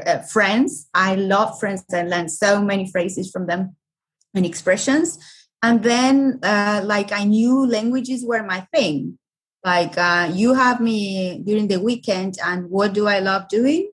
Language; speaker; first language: English; non-native, fluent; Spanish